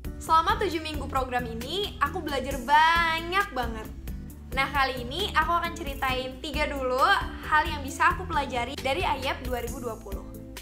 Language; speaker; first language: Indonesian; native; Indonesian